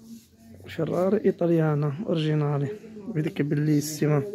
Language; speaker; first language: Italian; non-native, learner; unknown